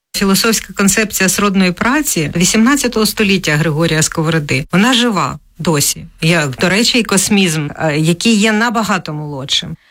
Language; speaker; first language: Ukrainian; native; Ukrainian